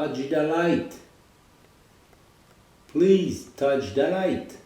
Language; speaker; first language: English; non-native, learner; French